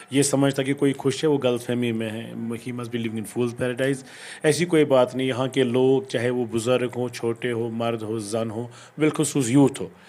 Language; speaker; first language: Hindi; non-native, local second language; Kashmiri